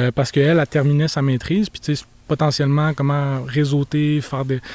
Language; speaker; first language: French; native; French